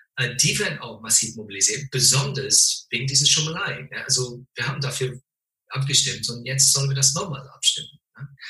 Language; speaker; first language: German; non-native, fluent; English